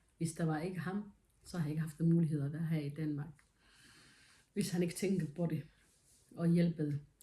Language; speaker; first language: Danish; non-native, fluent; Somali